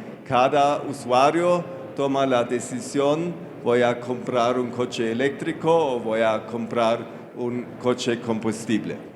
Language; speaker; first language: Spanish; non-native, fluent; German